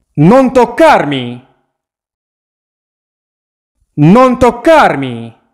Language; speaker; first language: Italian; non-native, fluent; Arabic